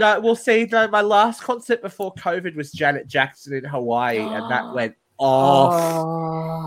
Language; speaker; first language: English; native; English